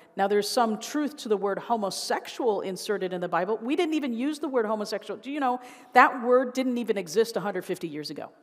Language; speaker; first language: English; native; English